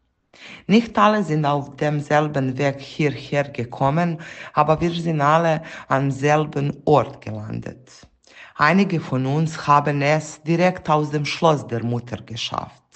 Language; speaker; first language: German; non-native, fluent; Serbian